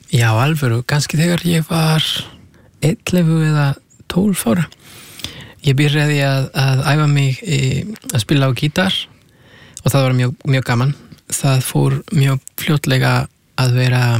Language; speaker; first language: Icelandic; non-native, fluent; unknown